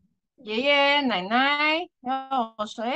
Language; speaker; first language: Chinese; non-native, fluent; Vietnamese